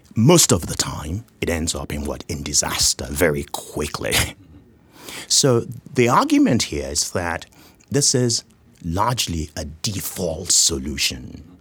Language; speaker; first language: English; non-native, local second language; Yoruba